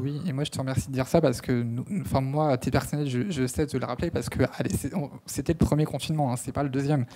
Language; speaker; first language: French; native; French